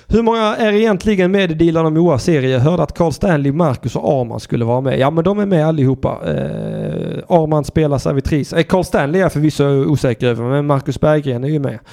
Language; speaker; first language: Swedish; native; Swedish